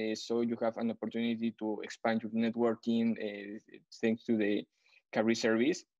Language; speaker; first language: English; non-native, fluent; Spanish